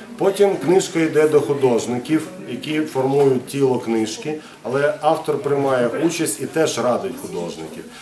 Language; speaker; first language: Ukrainian; non-native, local second language; Russian